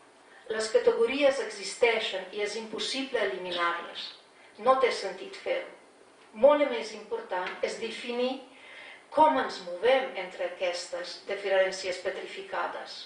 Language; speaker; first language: Catalan; non-native, fluent; Slovenian